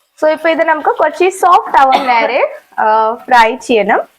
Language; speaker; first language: Malayalam; non-native, fluent; Hindi